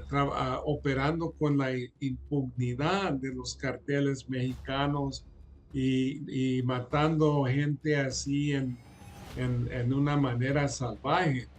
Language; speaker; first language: Spanish; early bilingual, other home language; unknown